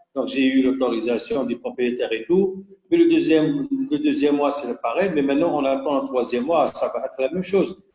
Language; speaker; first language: French; non-native, local second language; Arabic